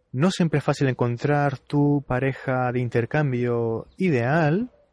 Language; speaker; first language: Spanish; native; Spanish